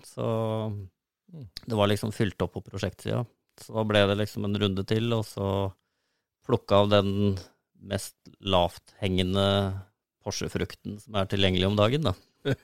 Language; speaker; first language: Norwegian; native; Norwegian